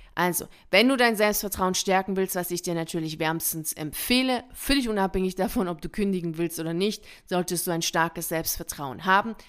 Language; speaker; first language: German; native; German